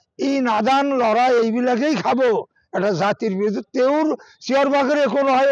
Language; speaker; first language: Assamese; non-native, local second language; Bangla